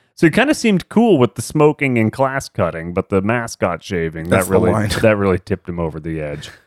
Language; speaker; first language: English; native; English